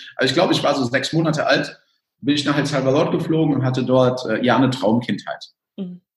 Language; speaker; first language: German; early bilingual, other home language; Spanish